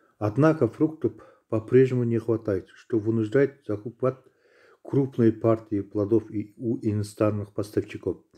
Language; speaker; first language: Russian; non-native, local second language; Kazakh